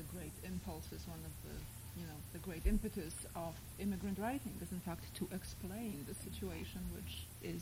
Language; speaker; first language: English; non-native, fluent; Polish